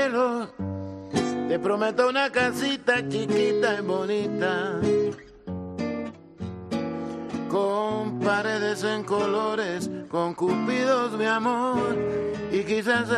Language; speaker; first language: Spanish; native; Spanish